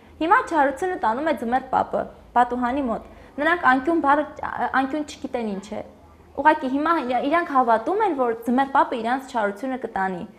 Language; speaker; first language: Armenian; native; Armenian